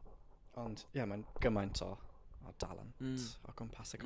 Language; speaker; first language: Welsh; non-native, fluent; English